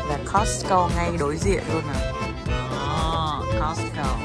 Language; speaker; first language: Vietnamese; native; Vietnamese